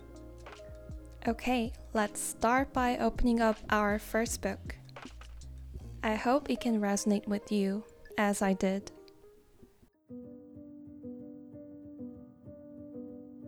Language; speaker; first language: English; non-native, fluent; Korean